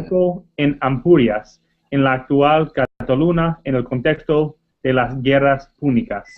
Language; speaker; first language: Spanish; non-native, learner; English